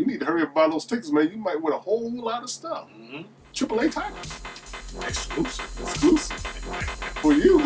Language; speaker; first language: English; native; English